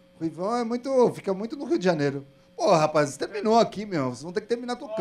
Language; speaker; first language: Portuguese; native; Portuguese